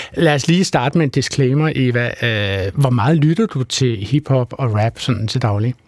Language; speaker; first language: Danish; native; Danish